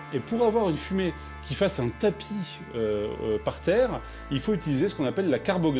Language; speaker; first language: French; native; French